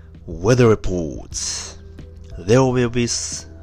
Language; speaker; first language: English; non-native, learner; Japanese